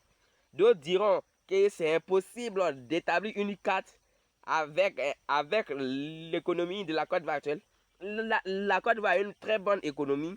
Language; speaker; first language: French; non-native, local second language; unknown